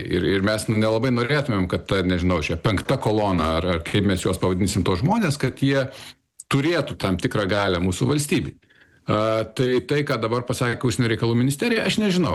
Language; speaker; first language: Lithuanian; native; Lithuanian